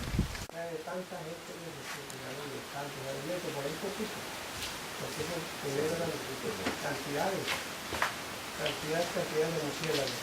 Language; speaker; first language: Spanish; native; Spanish